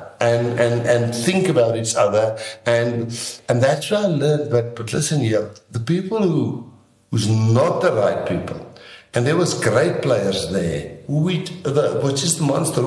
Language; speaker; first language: English; non-native, local second language; Afrikaans